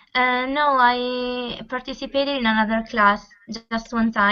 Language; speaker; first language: English; non-native, fluent; Italian